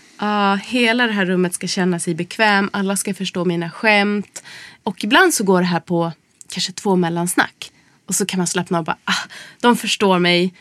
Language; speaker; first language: Swedish; native; Swedish